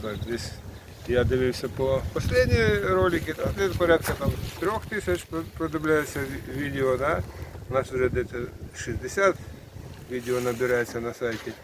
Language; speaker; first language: Ukrainian; native; Ukrainian